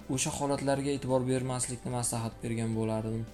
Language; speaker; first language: Uzbek; native; Uzbek